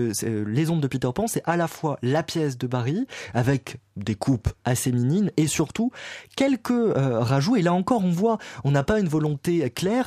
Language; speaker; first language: French; native; French